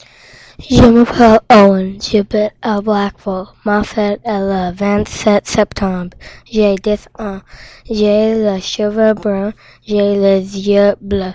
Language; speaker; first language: French; non-native, local second language; English